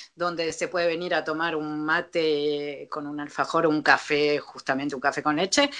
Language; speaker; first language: Spanish; native; Spanish